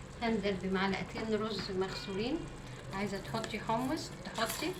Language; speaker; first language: Arabic; native; Arabic